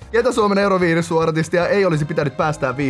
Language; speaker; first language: Finnish; native; Finnish